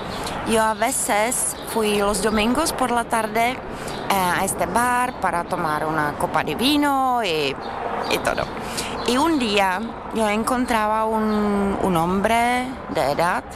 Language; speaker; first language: Spanish; non-native, learner; Czech